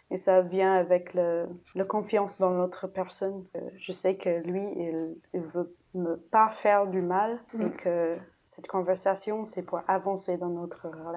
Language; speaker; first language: French; non-native, fluent; English